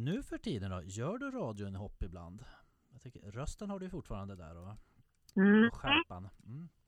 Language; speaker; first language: Swedish; native; Swedish